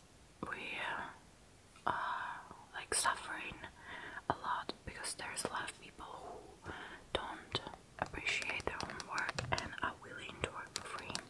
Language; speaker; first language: English; non-native, fluent; Russian